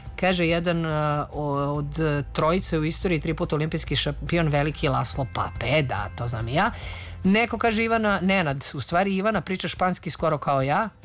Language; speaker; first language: Serbian; native; Serbian